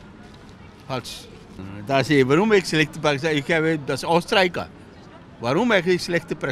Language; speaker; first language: German; non-native, learner; Hungarian